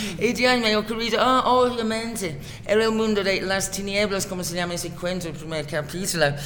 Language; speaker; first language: Spanish; non-native, fluent; English